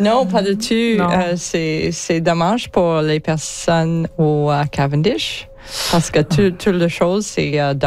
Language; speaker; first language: French; non-native, learner; English